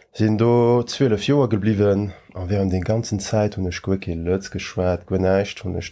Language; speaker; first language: French; native; French